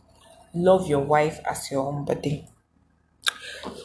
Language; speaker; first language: English; non-native, local second language; Igbo